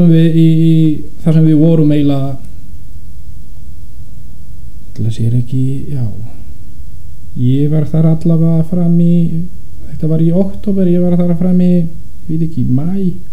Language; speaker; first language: Icelandic; non-native, fluent; Polish